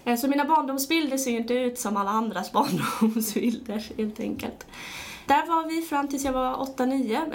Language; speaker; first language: Swedish; early bilingual, other home language; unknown